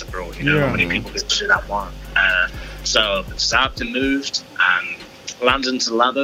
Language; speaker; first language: English; native; English